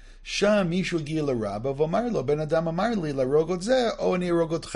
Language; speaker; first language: Hebrew; non-native, fluent; English